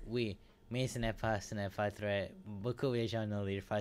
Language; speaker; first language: French; non-native, learner; English